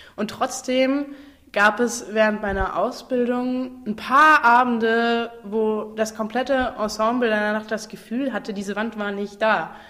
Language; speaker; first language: German; native; German